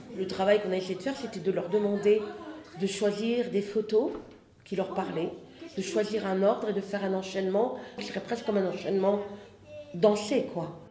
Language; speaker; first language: French; native; French